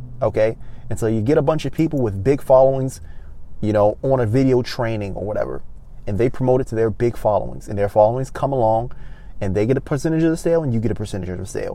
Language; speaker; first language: English; native; English